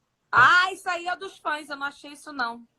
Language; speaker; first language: Portuguese; native; Portuguese